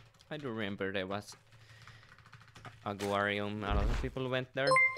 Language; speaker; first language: English; non-native, fluent; Finnish